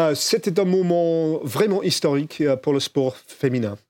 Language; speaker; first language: French; non-native, fluent; English